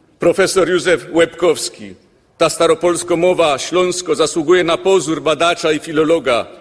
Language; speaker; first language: Polish; native; Polish